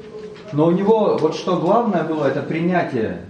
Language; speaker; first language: Russian; native; Russian